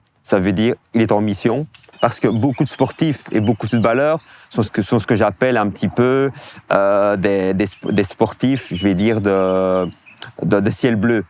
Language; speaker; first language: French; native; French